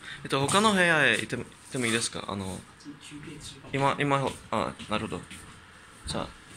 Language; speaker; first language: Japanese; non-native, learner; Czech